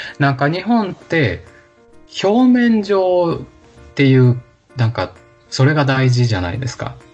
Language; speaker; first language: Japanese; native; Japanese